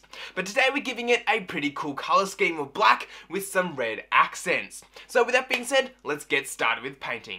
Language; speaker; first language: English; native; English